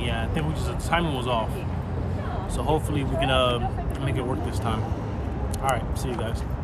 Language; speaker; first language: English; early bilingual, other home language; Spanish